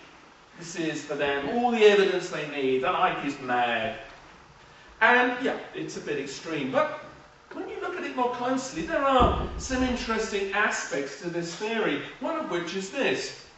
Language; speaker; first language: English; native; English